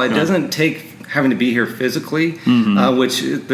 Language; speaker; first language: English; native; English